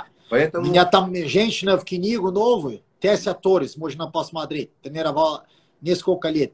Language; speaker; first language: Russian; non-native, fluent; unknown